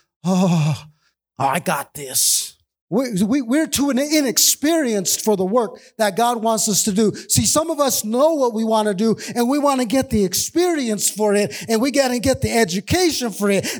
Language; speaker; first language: English; native; English